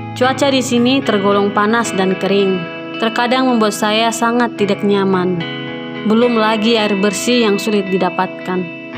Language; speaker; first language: Indonesian; native; Indonesian